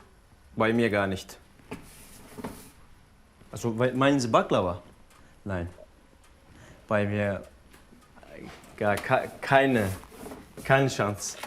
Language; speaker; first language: German; non-native, learner; Turkish